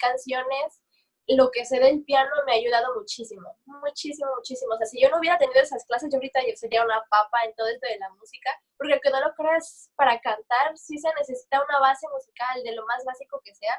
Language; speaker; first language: Spanish; native; Spanish